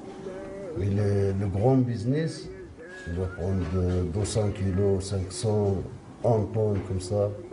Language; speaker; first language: French; non-native, learner; Arabic